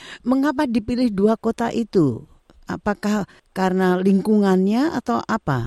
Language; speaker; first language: Indonesian; native; Indonesian